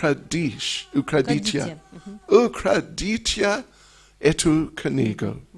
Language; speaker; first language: Russian; non-native, learner; English